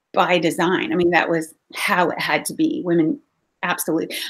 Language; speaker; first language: English; native; English